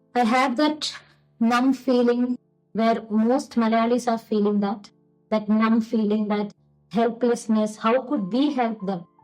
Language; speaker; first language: English; non-native, local second language; Malayalam